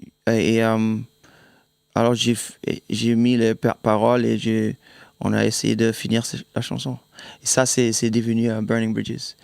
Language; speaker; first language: French; non-native, fluent; German